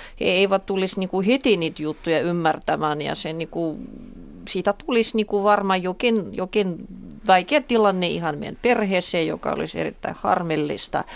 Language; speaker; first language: Finnish; non-native, fluent; Russian